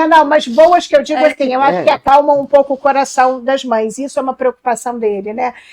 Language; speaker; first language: Portuguese; native; Portuguese